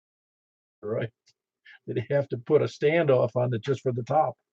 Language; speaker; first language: English; native; English